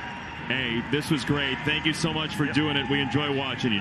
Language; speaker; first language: English; native; English